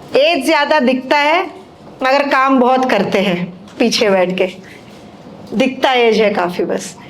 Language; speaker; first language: Hindi; non-native, local second language; Telugu